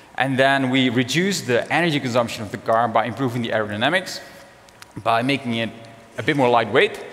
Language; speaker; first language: English; non-native, fluent; Dutch